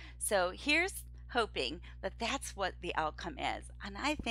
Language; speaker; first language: English; native; English